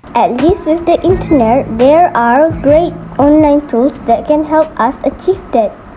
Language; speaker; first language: English; non-native, local second language; Malay